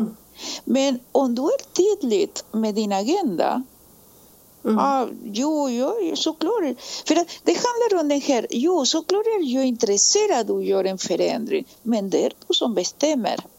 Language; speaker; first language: Swedish; non-native, fluent; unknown